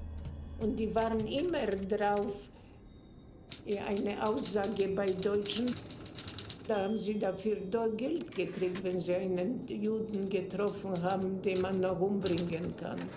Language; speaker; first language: German; non-native, fluent; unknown